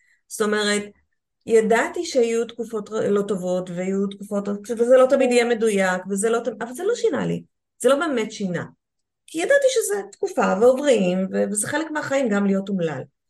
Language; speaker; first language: Hebrew; native; Hebrew